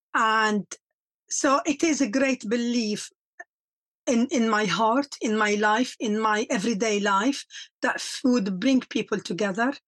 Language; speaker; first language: English; non-native, fluent; Arabic